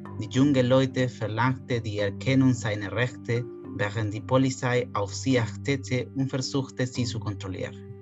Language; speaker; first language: German; non-native, fluent; Spanish